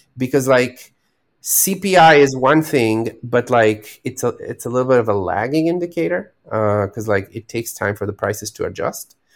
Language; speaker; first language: English; non-native, fluent; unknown